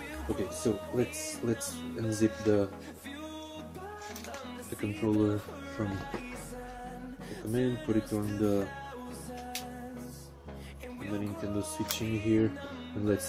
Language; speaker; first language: English; non-native, fluent; Portuguese